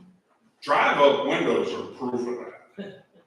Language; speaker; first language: English; native; English